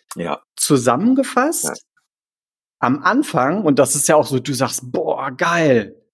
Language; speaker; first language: German; native; German